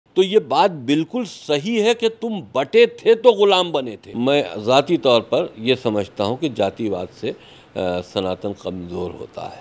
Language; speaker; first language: Hindi; native; Hindi